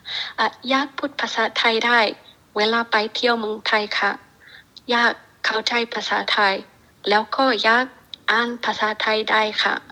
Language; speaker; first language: Thai; non-native, learner; English